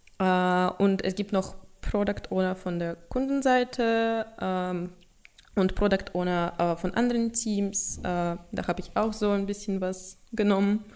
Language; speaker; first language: German; non-native, fluent; Russian